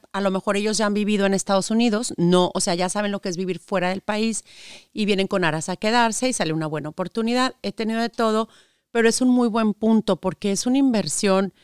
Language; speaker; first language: Spanish; native; Spanish